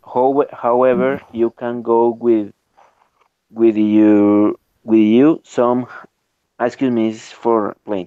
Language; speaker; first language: English; non-native, learner; Spanish